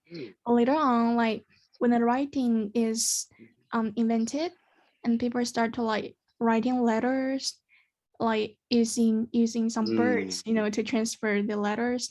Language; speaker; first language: English; non-native, learner; Chinese